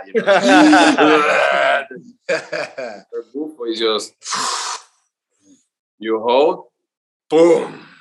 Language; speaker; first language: English; non-native, fluent; Spanish